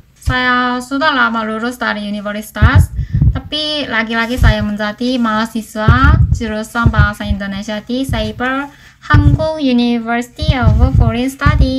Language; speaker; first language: Indonesian; non-native, fluent; Korean